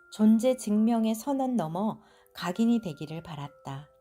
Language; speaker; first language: Korean; native; Korean